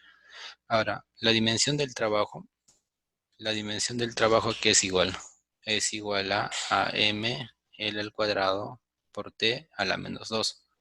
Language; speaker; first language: Spanish; native; Spanish